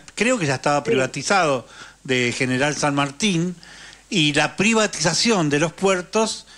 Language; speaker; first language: Spanish; native; Spanish